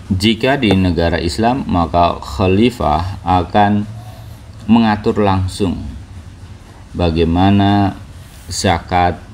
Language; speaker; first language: Indonesian; native; Indonesian